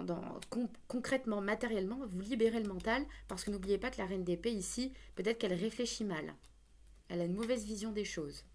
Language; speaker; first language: French; native; French